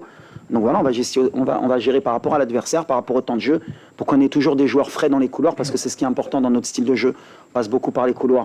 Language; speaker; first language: French; native; French